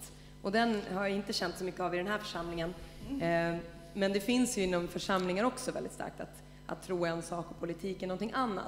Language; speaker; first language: Swedish; native; Swedish